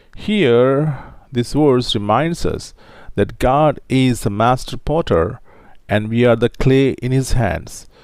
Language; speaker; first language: English; non-native, local second language; Telugu